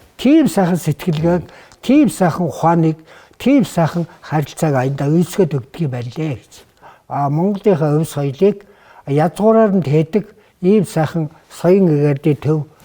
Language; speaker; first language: Mongolian; native; Mongolian